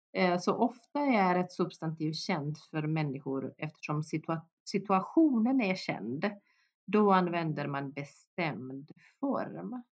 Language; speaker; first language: Swedish; early bilingual, other home language; Bosnian